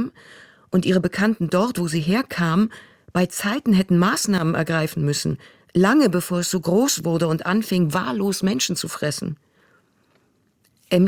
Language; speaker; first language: German; native; German